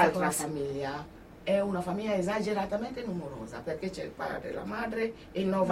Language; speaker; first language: Italian; non-native, fluent; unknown